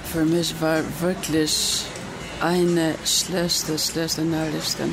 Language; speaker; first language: German; non-native, learner; Albanian